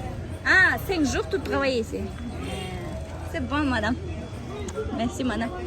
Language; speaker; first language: French; non-native, learner; Kazakh